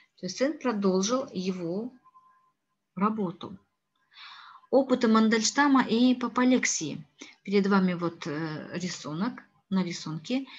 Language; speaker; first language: Russian; non-native, local second language; Kazakh